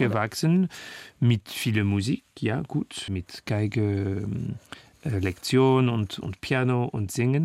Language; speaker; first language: German; non-native, fluent; French